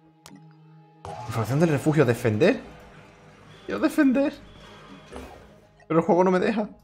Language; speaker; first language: Spanish; native; Spanish